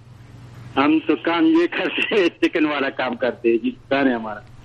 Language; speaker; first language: Hindi; non-native, local second language; Pashto